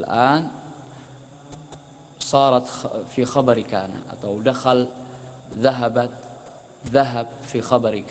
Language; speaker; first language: Arabic; non-native, fluent; Indonesian